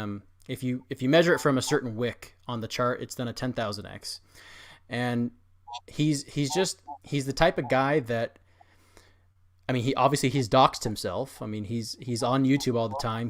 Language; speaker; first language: English; native; English